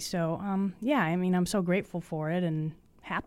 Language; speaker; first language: English; early bilingual, other home language; Spanish